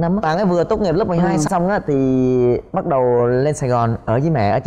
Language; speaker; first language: Vietnamese; native; Vietnamese